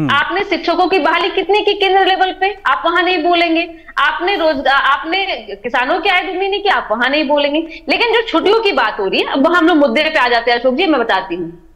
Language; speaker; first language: Hindi; native; Hindi